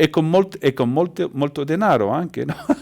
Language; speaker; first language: Italian; non-native, learner; French